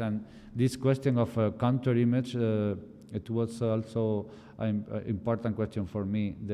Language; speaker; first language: English; non-native, fluent; Spanish